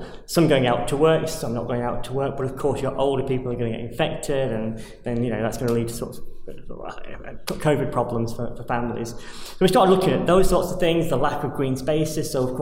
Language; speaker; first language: English; native; English